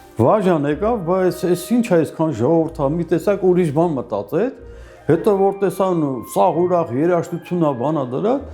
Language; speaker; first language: Armenian; native; Armenian